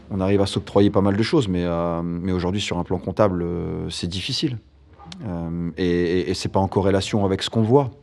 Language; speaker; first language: French; native; French